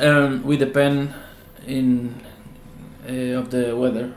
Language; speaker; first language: English; non-native, learner; Spanish